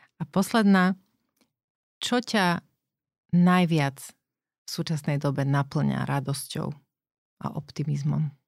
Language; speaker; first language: Slovak; native; Slovak